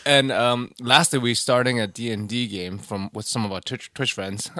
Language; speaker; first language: English; native; English